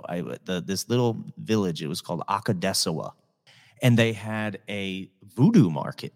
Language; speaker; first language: English; native; English